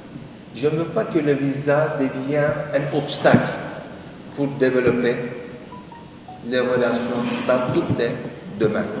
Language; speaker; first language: French; non-native, fluent; Turkish